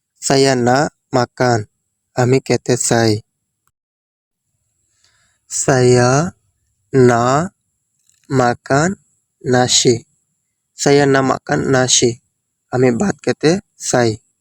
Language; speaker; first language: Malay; non-native, fluent; Bangla